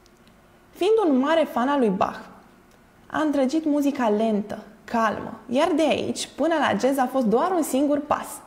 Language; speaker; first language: Romanian; native; Romanian